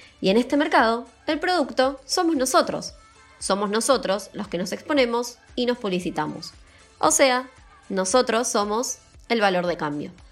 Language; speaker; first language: Spanish; native; Spanish